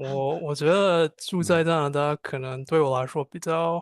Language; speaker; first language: Chinese; non-native, fluent; English